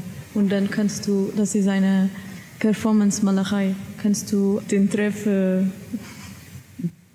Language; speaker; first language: German; non-native, learner; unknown